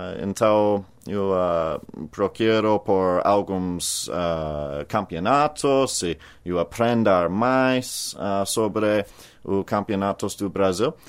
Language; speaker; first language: Portuguese; non-native, learner; English